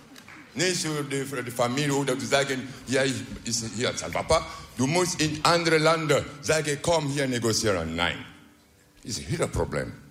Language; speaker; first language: Dutch; non-native, learner; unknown